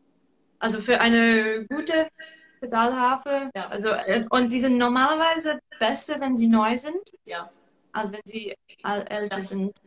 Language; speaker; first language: German; non-native, fluent; English